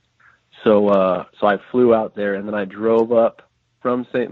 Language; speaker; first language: English; native; English